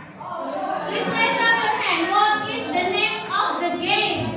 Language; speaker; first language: English; non-native, local second language; Indonesian